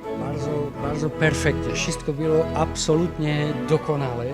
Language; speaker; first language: Polish; non-native, learner; Slovak